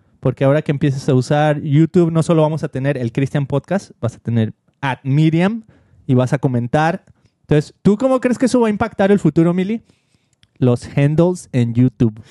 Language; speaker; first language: Spanish; native; Spanish